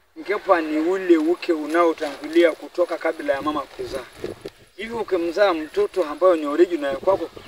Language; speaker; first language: Swahili; non-native, local second language; Masai